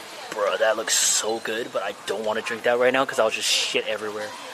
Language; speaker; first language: English; early bilingual, other home language; Chinese